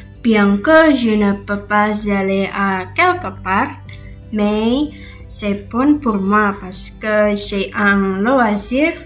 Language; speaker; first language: French; non-native, learner; Indonesian